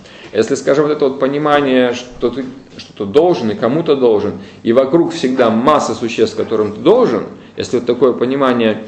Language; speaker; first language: Russian; native; Russian